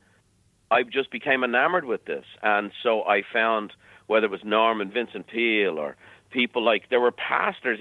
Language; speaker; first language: English; native; English